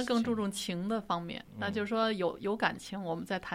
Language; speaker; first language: Chinese; native; Chinese